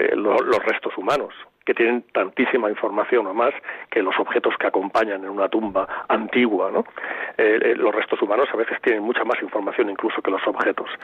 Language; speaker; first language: Spanish; native; Spanish